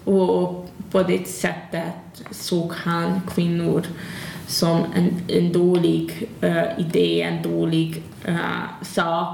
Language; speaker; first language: Swedish; non-native, learner; Hungarian